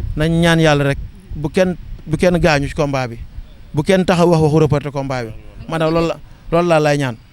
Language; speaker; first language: Wolof; non-native, local second language; Serer